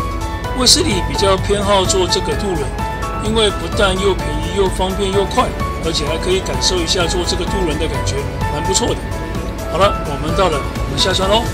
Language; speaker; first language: Chinese; native; Chinese